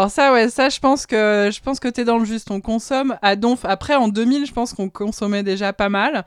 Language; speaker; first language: French; native; French